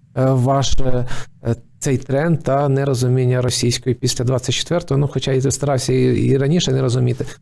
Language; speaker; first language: Ukrainian; native; Ukrainian